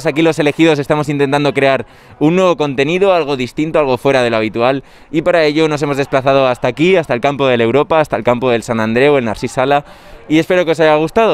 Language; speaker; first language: Spanish; native; Spanish